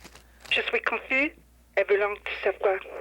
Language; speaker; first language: French; non-native, learner; English